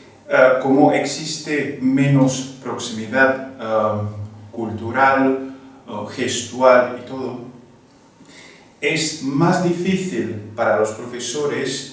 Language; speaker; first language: Spanish; non-native, fluent; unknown